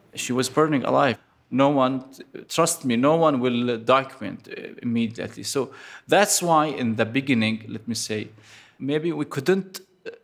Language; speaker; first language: English; non-native, fluent; Arabic